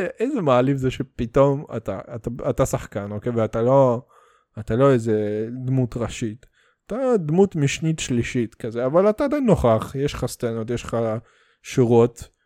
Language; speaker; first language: Hebrew; early bilingual, other home language; Russian